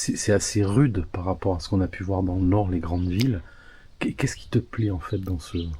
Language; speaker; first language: French; native; French